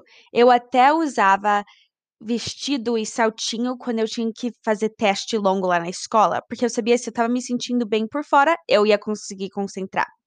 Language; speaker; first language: Portuguese; early bilingual, heritage; Portuguese